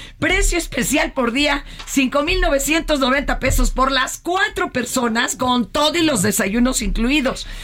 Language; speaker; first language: Spanish; native; Spanish